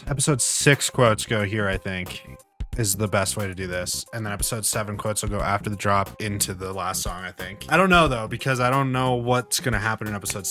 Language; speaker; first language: English; native; English